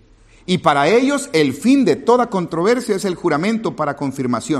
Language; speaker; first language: Spanish; native; Spanish